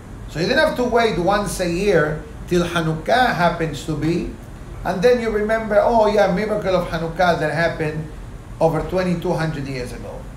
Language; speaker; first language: English; non-native, fluent; Spanish